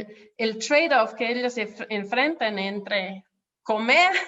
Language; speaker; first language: Spanish; non-native, fluent; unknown